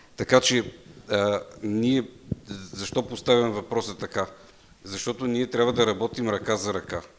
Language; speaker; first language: Bulgarian; native; Bulgarian